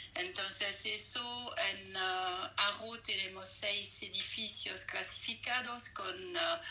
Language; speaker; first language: Spanish; non-native, fluent; French